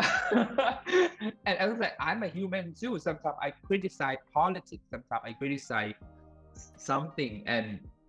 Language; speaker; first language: English; non-native, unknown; Thai